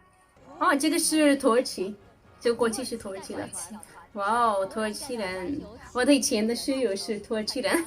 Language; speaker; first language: Chinese; non-native, fluent; Urdu